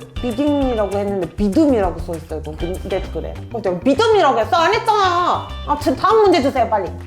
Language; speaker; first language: Korean; non-native, fluent; Turkish